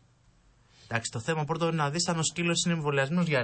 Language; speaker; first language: Greek; native; Greek